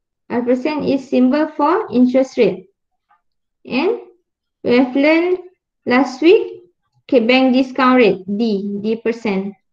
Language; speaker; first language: English; non-native, local second language; Malay